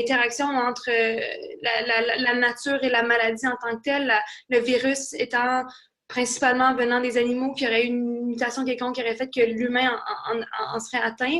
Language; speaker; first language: French; native; French